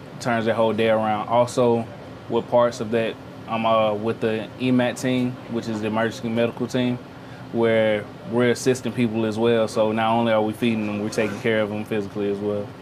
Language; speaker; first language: English; native; English